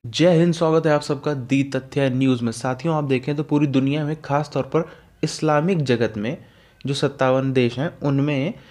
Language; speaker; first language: Hindi; native; Hindi